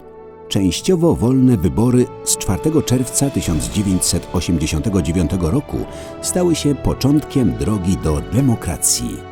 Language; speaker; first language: Polish; native; Polish